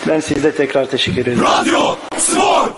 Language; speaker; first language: Turkish; non-native, learner; Bosnian